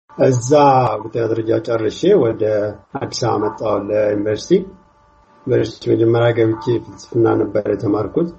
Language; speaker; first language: Amharic; non-native, local second language; Tigrinya